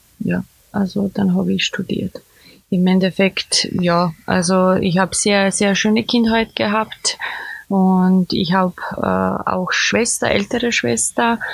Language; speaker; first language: German; non-native, fluent; Serbian